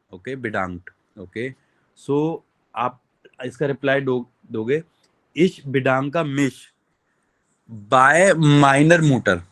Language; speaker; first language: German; non-native, fluent; Hindi